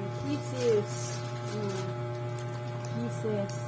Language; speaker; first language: English; non-native, local second language; Filipino